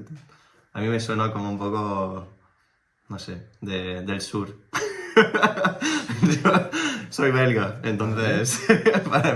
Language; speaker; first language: Spanish; non-native, fluent; French